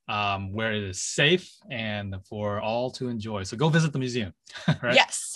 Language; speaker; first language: English; native; English